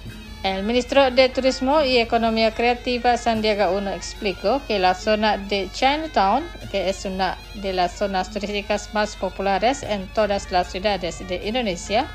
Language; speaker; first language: Spanish; non-native, fluent; Indonesian